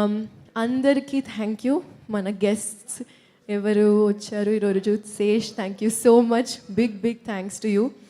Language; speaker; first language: Telugu; non-native, local second language; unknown